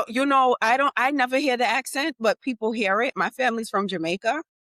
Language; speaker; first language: English; native; English